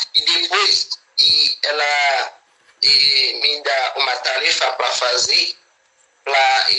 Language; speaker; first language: Portuguese; non-native, fluent; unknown